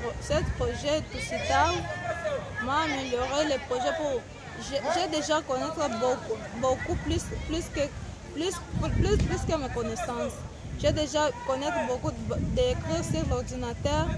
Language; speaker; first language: French; non-native, learner; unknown